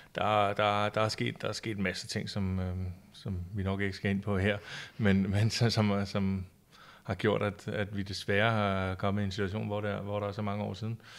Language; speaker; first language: Danish; native; Danish